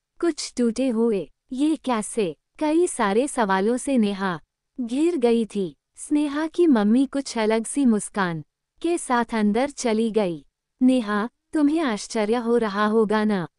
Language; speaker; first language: Hindi; native; Hindi